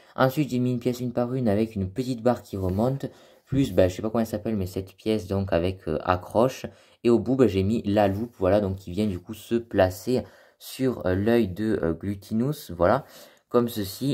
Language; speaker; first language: French; native; French